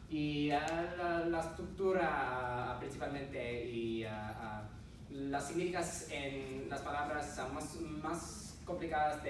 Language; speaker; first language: Spanish; non-native, learner; English